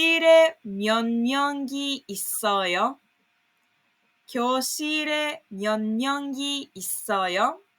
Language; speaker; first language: Korean; non-native, fluent; Serbian